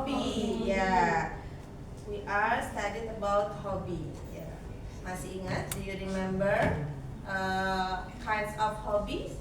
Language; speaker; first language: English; non-native, learner; Indonesian